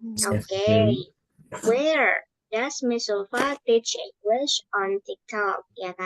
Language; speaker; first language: English; non-native, fluent; Indonesian